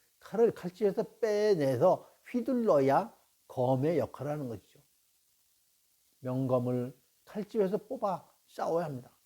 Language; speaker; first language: Korean; native; Korean